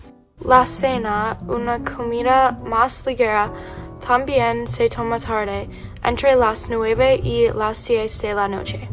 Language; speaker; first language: Spanish; non-native, learner; English